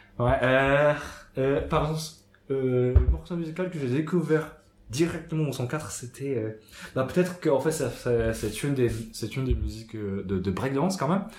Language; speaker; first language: French; non-native, fluent; Japanese